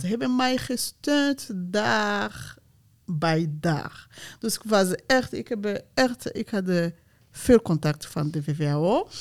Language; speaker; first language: Dutch; non-native, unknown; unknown